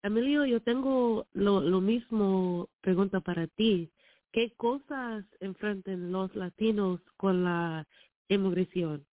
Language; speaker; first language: Spanish; non-native, learner; English